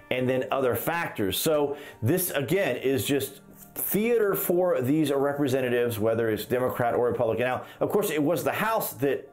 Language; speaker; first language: English; native; English